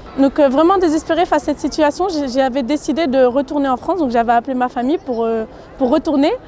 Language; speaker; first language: French; early bilingual, other home language; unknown